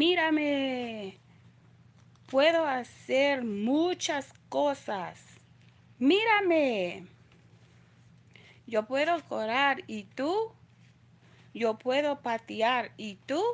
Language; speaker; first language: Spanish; non-native, learner; English